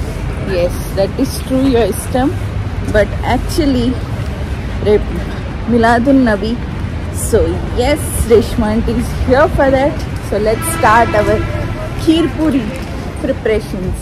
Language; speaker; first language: Telugu; non-native, local second language; Urdu